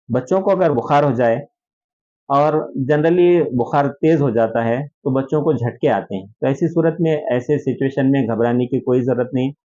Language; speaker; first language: Hindi; non-native, local second language; Urdu